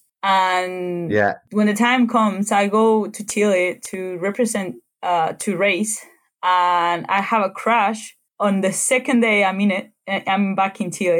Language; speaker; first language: English; non-native, fluent; Spanish